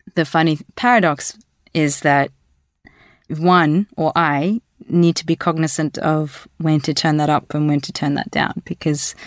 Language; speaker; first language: English; early bilingual, other home language; Russian